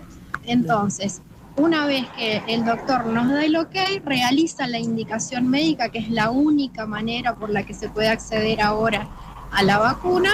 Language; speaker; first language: Spanish; native; Spanish